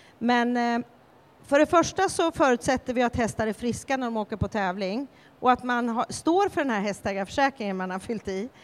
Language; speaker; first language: Swedish; native; Swedish